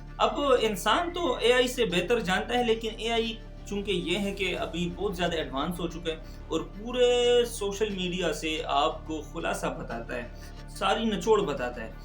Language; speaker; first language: Urdu; non-native, local second language; Pashto